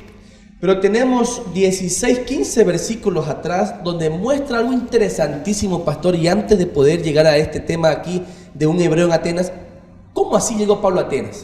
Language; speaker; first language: Spanish; native; Spanish